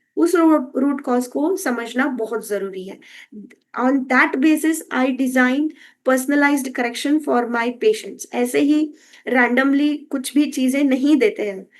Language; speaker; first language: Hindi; non-native, local second language; Kannada